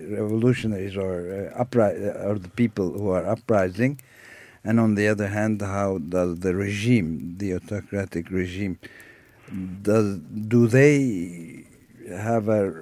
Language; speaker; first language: English; non-native, fluent; Turkish